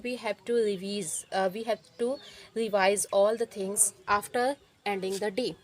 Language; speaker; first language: English; non-native, learner; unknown